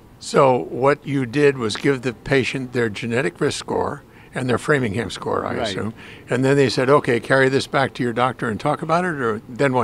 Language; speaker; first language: English; native; English